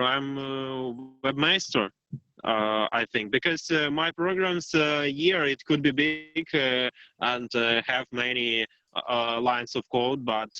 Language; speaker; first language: English; non-native, learner; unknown